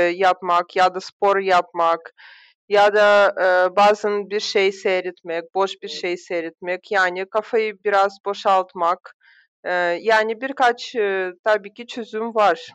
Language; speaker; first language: Turkish; non-native, fluent; Russian